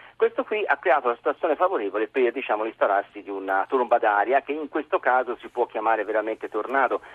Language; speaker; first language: Italian; native; Italian